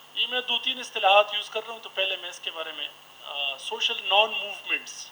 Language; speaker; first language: Urdu; non-native, local second language; Pashto